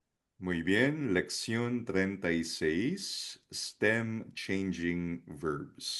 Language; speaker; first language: Spanish; non-native, fluent; Filipino